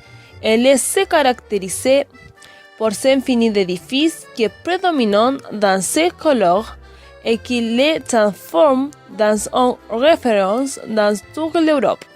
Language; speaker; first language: French; non-native, learner; Spanish